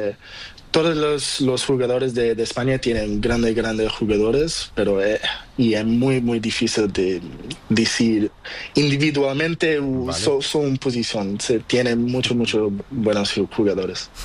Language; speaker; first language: Spanish; non-native, learner; Portuguese